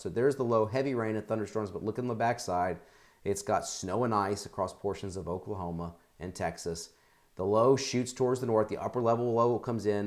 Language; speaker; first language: English; native; English